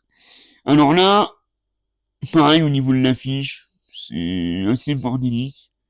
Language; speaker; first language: French; native; French